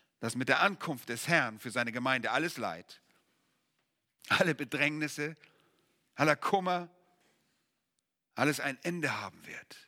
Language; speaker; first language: German; native; German